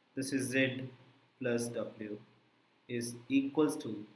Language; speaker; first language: English; non-native, local second language; Hindi